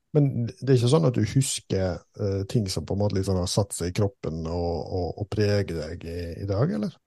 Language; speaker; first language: Norwegian; native; Norwegian